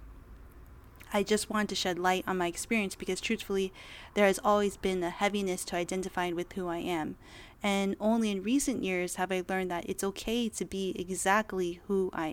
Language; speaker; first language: English; native; English